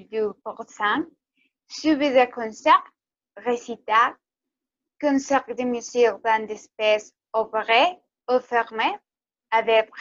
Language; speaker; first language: French; non-native, learner; Spanish